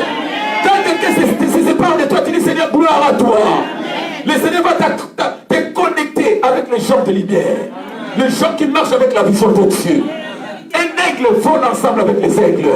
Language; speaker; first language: French; non-native, local second language; Lingala